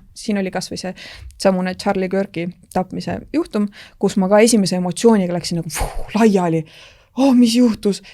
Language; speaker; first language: Estonian; native; Estonian